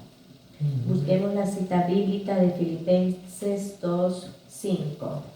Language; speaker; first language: Spanish; native; Spanish